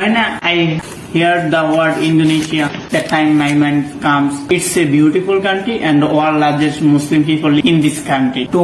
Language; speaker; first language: English; non-native, learner; Bangla